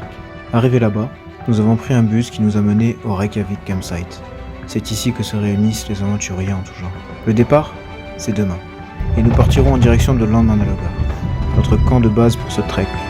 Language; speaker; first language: French; native; French